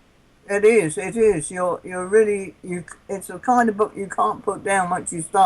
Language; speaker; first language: English; native; English